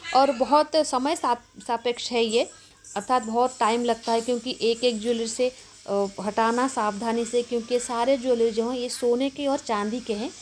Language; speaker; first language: Hindi; non-native, local second language; Bangla